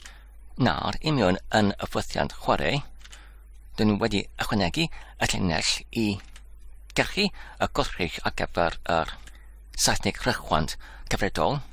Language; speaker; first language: Welsh; non-native, learner; English